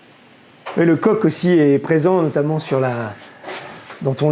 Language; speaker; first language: French; native; French